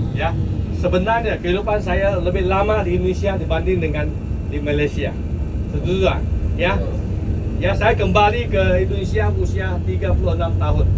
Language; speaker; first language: Malay; non-native, local second language; Chinese